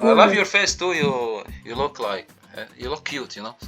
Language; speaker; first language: English; non-native, learner; Arabic